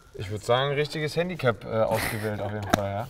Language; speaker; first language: German; native; German